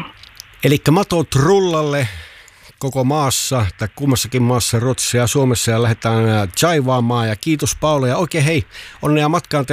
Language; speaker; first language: Finnish; native; Finnish